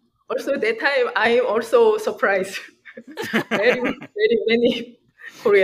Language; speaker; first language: English; non-native, learner; Korean